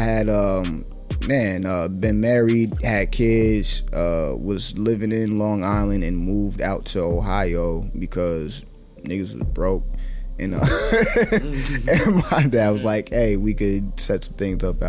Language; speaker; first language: English; native; English